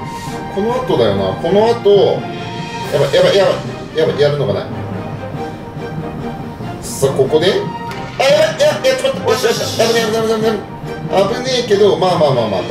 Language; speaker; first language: Japanese; native; Japanese